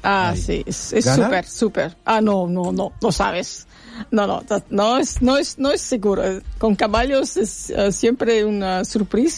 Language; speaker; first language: Spanish; non-native, learner; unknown